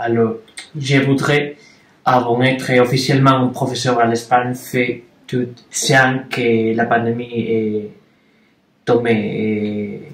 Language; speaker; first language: French; non-native, learner; Spanish